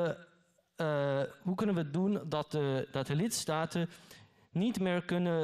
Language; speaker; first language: Dutch; non-native, learner; German